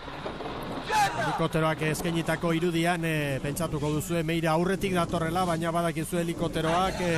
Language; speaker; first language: Basque; native; Basque